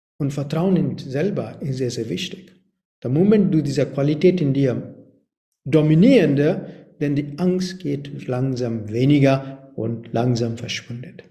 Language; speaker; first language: German; non-native, learner; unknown